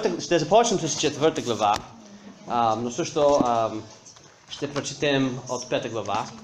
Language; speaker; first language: Bulgarian; non-native, fluent; English